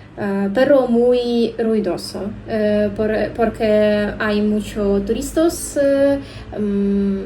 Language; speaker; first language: Spanish; non-native, learner; Ukrainian